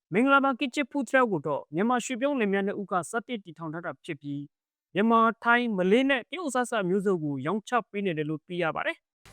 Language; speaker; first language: Burmese; native; Burmese